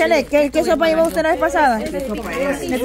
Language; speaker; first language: Spanish; native; Spanish